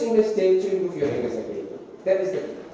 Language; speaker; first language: English; non-native, fluent; Indonesian